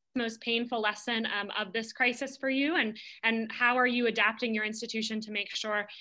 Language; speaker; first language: English; native; English